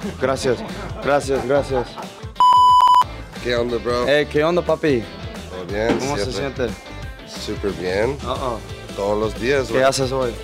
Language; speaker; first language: Spanish; non-native, learner; English